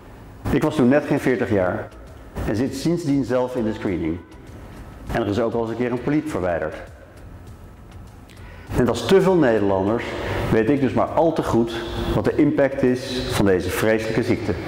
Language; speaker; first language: Dutch; native; Dutch